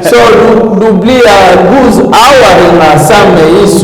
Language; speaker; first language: Swedish; non-native, learner; French